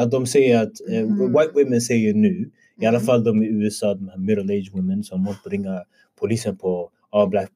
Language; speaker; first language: Swedish; early bilingual, other home language; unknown